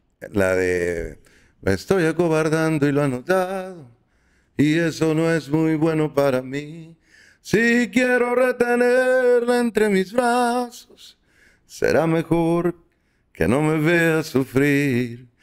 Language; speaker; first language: Spanish; native; Spanish